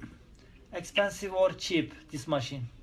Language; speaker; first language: English; non-native, learner; Turkish